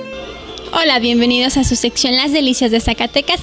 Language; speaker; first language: Spanish; native; Spanish